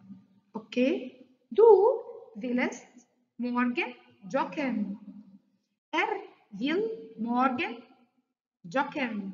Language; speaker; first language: German; non-native, learner; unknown